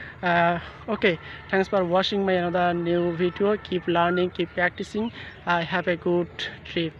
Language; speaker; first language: English; non-native, local second language; Bangla